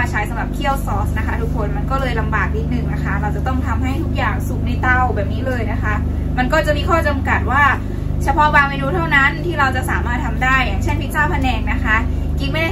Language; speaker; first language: Thai; native; Thai